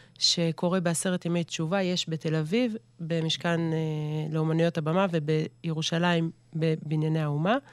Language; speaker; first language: Hebrew; native; Hebrew